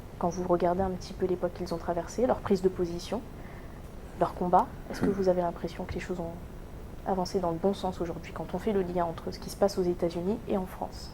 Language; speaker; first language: French; native; French